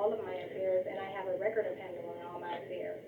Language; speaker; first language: English; native; English